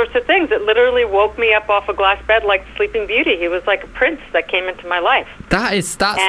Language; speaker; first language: English; native; English